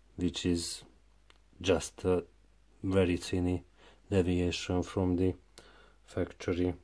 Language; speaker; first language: English; non-native, learner; Hungarian